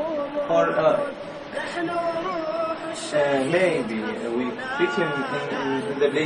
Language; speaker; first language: English; non-native, learner; Arabic